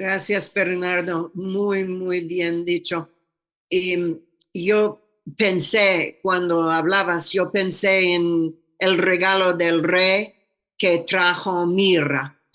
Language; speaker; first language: Spanish; non-native, fluent; English